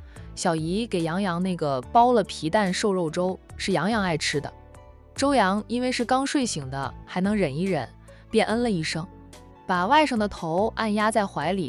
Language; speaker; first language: Chinese; native; Chinese